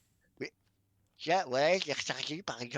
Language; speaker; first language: French; native; French